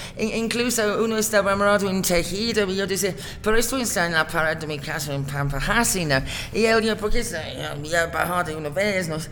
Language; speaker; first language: Spanish; non-native, fluent; English